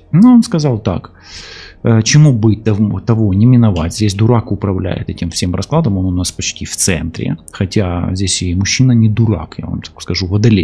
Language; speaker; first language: Russian; non-native, local second language; Ukrainian